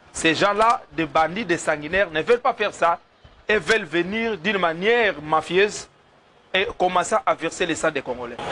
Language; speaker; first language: French; non-native, local second language; Lingala